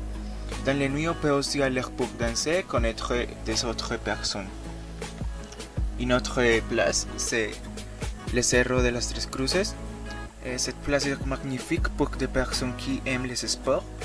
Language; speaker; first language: French; non-native, learner; Spanish